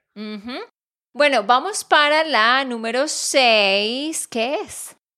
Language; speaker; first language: Spanish; native; Spanish